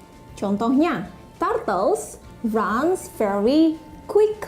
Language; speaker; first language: English; non-native, learner; Indonesian